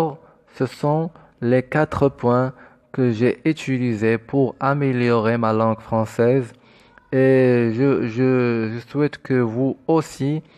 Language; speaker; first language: French; non-native, fluent; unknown